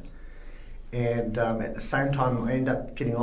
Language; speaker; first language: English; native; English